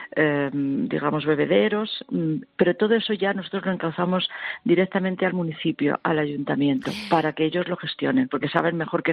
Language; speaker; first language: Spanish; native; Spanish